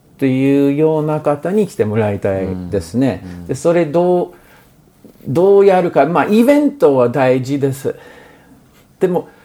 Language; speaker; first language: Japanese; non-native, fluent; English